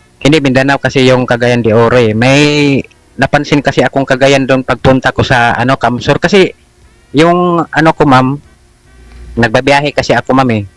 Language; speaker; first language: Filipino; non-native, local second language; Cebuano